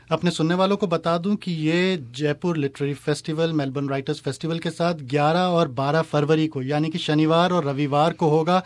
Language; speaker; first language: Hindi; native; Hindi